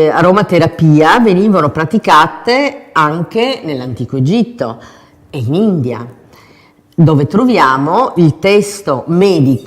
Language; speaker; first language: Italian; native; Italian